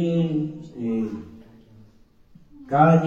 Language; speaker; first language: Czech; non-native, local second language; Romany